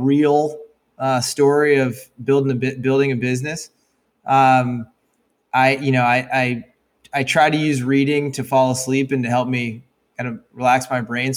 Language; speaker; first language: English; native; English